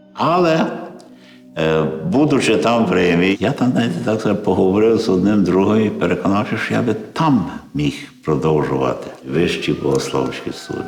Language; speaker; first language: Ukrainian; early bilingual, heritage; Ukrainian